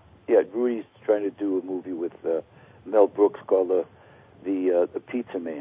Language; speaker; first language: English; native; English